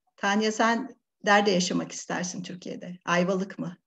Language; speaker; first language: Turkish; native; Turkish